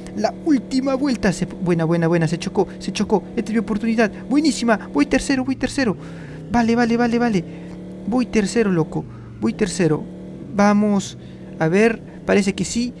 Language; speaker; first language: Spanish; native; Spanish